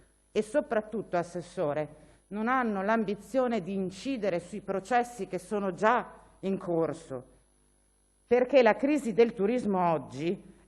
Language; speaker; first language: Italian; native; Italian